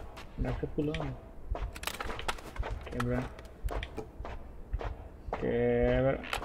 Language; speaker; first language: Portuguese; native; Portuguese